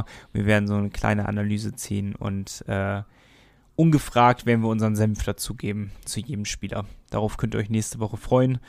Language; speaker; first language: German; native; German